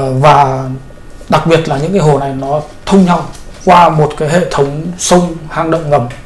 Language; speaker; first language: Vietnamese; native; Vietnamese